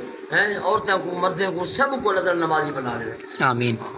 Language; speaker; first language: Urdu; non-native, local second language; Saraiki